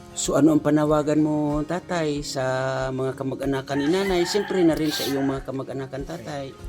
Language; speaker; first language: Filipino; non-native, local second language; Bikol